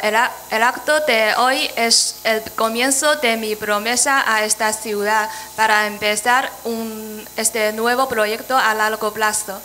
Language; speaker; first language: Spanish; non-native, fluent; Chinese